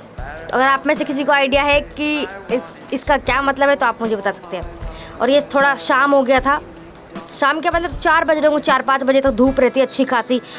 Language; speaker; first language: Hindi; native; Hindi